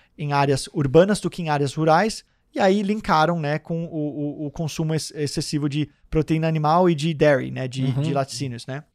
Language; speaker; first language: Portuguese; early bilingual, heritage; Danish